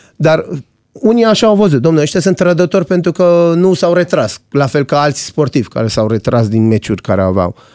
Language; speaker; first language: Romanian; non-native, fluent; Persian